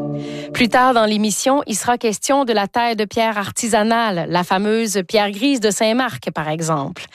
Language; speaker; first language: French; native; French